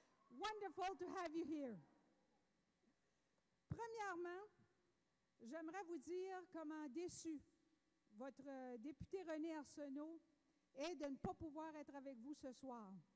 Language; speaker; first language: French; native; French